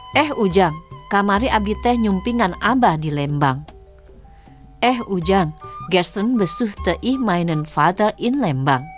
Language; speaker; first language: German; non-native, fluent; Indonesian